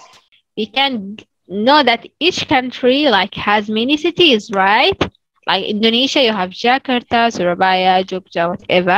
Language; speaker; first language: English; non-native, fluent; Arabic